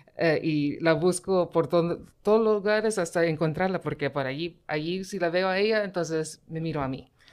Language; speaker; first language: Spanish; early bilingual, heritage; Spanish